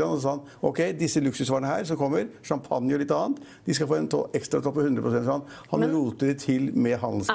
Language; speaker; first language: Norwegian; native; Norwegian